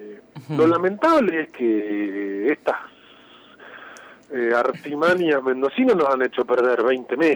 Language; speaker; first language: Spanish; native; Spanish